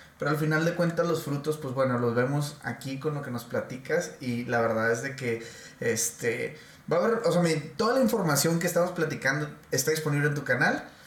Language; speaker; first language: Spanish; native; Spanish